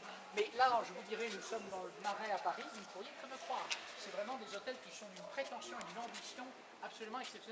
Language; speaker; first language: French; native; French